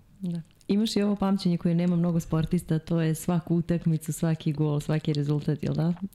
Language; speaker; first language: Serbian; native; Serbian